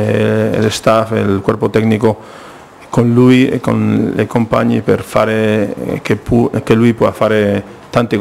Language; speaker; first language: Italian; non-native, fluent; Spanish